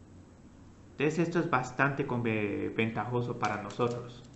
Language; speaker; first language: Spanish; native; Spanish